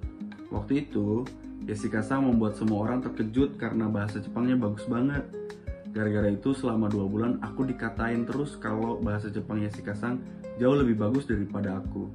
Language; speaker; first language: Indonesian; non-native, fluent; Japanese